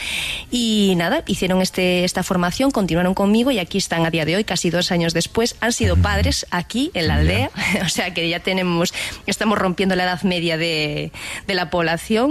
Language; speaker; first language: Spanish; native; Spanish